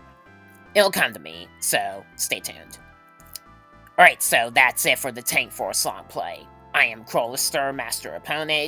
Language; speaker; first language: English; native; English